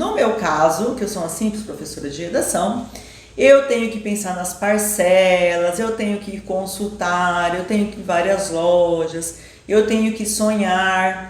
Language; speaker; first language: Portuguese; native; Portuguese